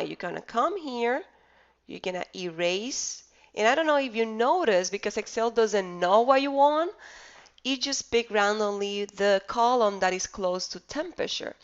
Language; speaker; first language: English; non-native, fluent; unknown